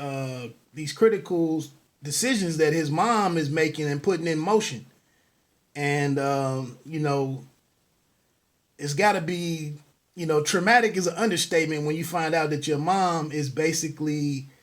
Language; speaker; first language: English; native; English